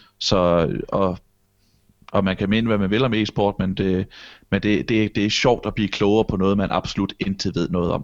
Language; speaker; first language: Danish; native; Danish